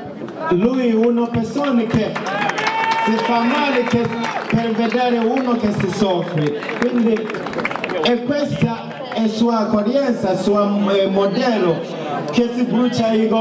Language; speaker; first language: Italian; non-native, learner; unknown